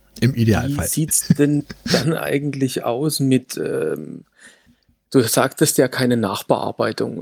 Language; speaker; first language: German; native; German